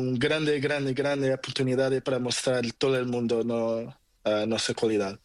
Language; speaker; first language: Spanish; non-native, learner; Portuguese